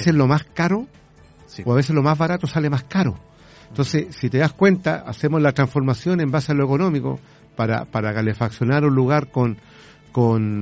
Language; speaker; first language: Spanish; native; Spanish